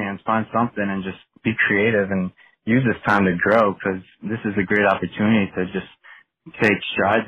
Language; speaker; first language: English; native; English